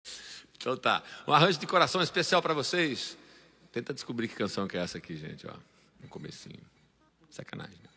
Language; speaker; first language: Portuguese; native; Portuguese